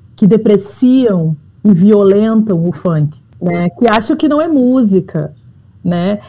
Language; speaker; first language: Portuguese; native; Portuguese